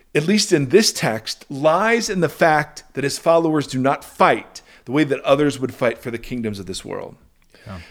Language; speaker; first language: English; native; English